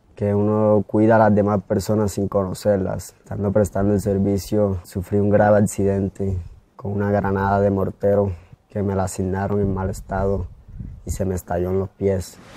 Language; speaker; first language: Spanish; native; Spanish